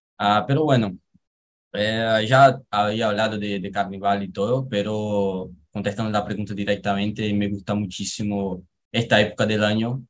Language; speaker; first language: Spanish; non-native, fluent; Portuguese